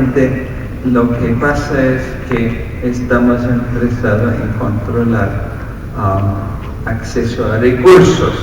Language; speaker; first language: Spanish; non-native, fluent; English